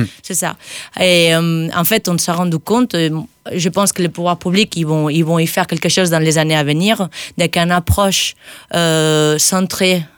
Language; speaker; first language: French; non-native, fluent; Spanish